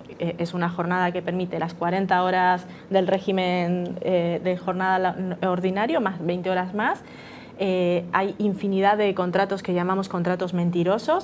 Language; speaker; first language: Spanish; native; Spanish